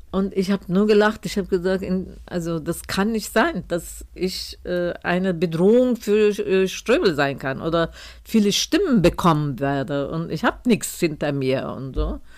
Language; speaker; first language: German; non-native, fluent; Turkish